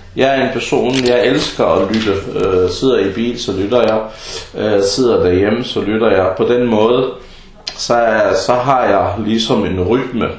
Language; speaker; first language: Danish; early bilingual, other home language; Arabic